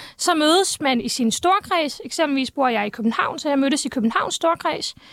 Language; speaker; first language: Danish; early bilingual, other home language; Turkish